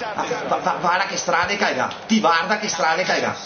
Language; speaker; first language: Italian; native; Italian